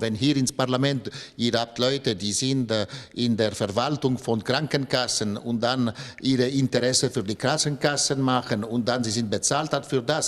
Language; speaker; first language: German; non-native, local second language; French